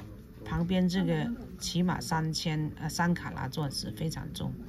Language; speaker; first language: Chinese; non-native, local second language; Cantonese